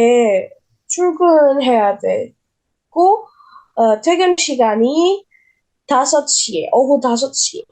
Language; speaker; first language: Korean; non-native, learner; Indonesian